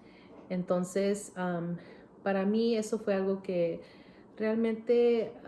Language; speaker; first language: Spanish; early bilingual, heritage; Spanish